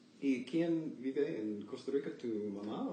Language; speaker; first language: Spanish; non-native, learner; English